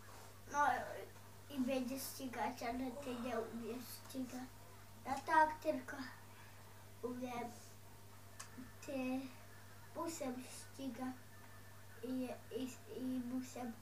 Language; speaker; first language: Polish; early bilingual, heritage; Dutch